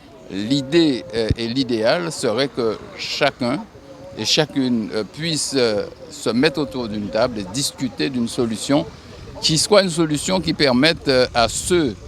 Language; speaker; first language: French; native; French